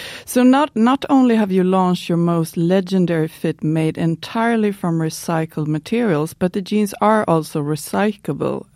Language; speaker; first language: English; non-native, fluent; Swedish